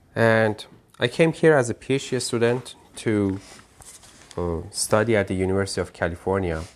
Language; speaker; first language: English; non-native, fluent; Persian